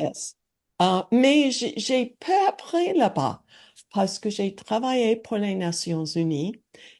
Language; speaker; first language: French; non-native, learner; English